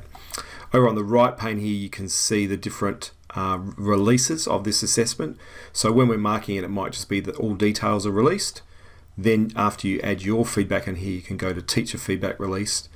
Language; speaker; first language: English; native; English